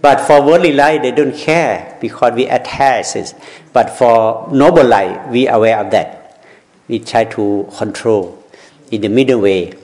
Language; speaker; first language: English; non-native, learner; Thai